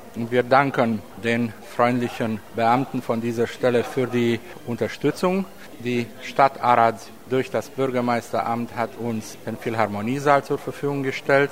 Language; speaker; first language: German; native; German